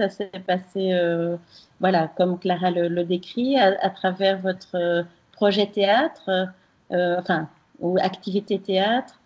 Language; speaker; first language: French; native; French